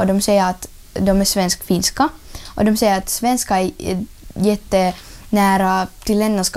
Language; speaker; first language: Swedish; non-native, learner; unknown